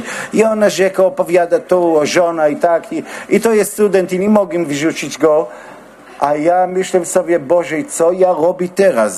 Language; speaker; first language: Polish; non-native, learner; Hebrew